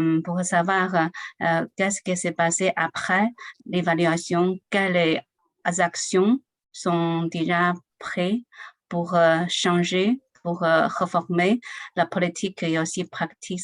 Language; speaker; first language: French; non-native, learner; Chinese